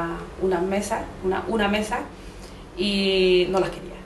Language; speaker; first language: Spanish; native; Spanish